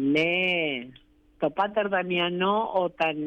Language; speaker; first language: Greek; early bilingual, heritage; Greek